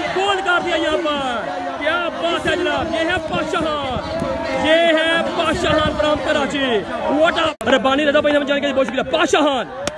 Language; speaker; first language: Urdu; non-native, local second language; Punjabi